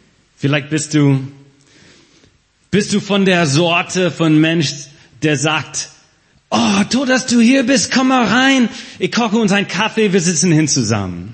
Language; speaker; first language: German; non-native, fluent; English